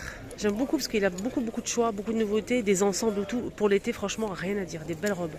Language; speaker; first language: French; native; French